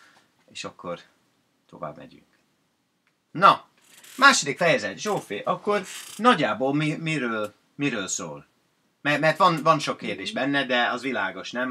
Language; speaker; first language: Hungarian; non-native, fluent; English